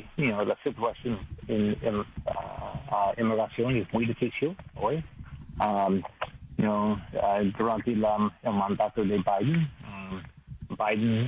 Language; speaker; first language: Spanish; non-native, learner; English